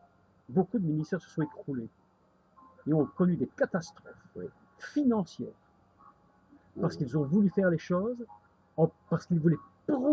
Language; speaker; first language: French; native; French